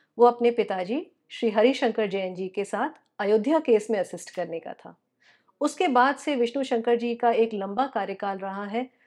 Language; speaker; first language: Hindi; native; Hindi